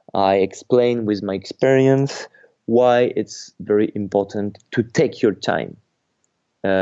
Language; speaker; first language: English; non-native, fluent; French